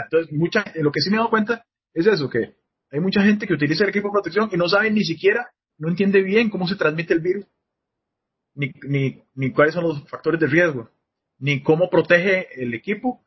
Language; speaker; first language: Spanish; native; Spanish